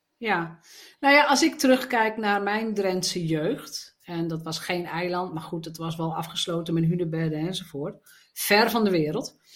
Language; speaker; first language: Dutch; native; Dutch